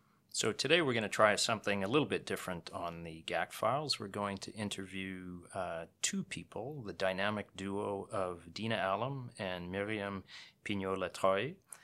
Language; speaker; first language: English; native; English